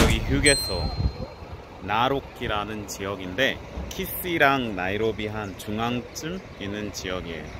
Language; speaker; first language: Korean; non-native, fluent; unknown